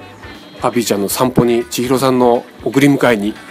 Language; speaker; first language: Japanese; native; Japanese